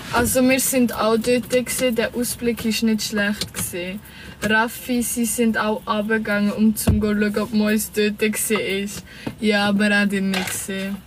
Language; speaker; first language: German; native; German